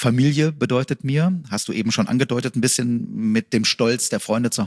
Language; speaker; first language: German; native; German